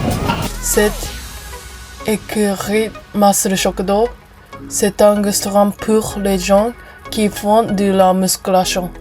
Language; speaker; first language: French; non-native, learner; Japanese